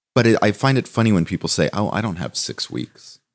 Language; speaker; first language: English; native; English